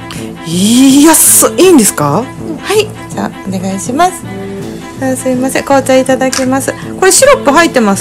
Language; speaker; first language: Japanese; native; Japanese